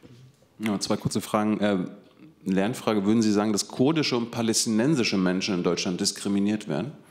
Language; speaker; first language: German; native; German